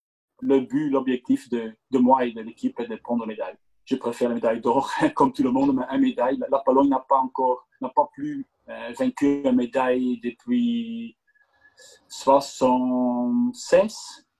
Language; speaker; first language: French; non-native, local second language; Dutch